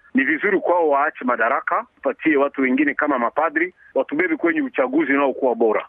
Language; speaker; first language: Swahili; native; Swahili